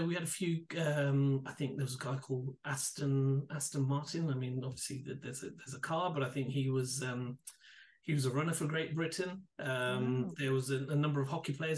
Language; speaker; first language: English; native; English